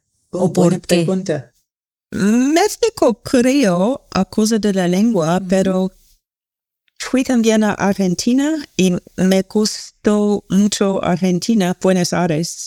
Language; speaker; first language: Spanish; non-native, learner; English